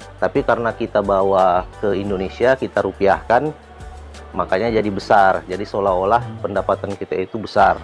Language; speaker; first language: Indonesian; native; Indonesian